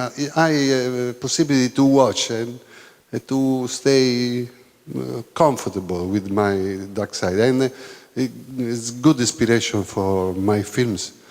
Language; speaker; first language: English; non-native, learner; Italian